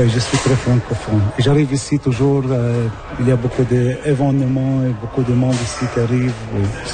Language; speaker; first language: French; non-native, local second language; Arabic